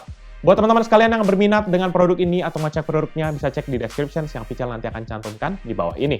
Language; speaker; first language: Indonesian; native; Indonesian